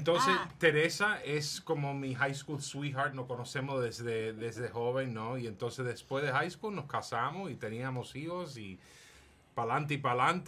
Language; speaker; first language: Spanish; early bilingual, heritage; English